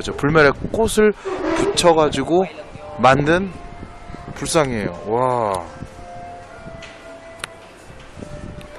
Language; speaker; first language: Korean; native; Korean